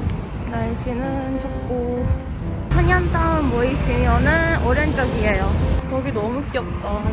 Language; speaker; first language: Korean; non-native, learner; Japanese